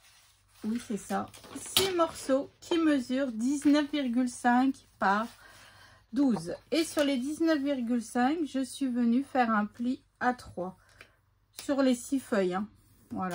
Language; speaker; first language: French; native; French